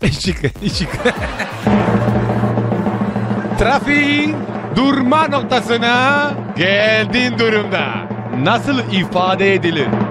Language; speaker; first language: Turkish; non-native, learner; Italian